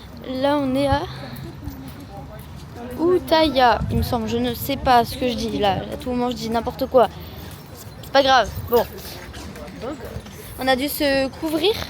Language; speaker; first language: French; native; French